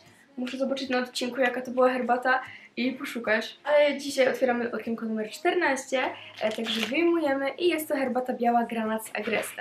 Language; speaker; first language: Polish; native; Polish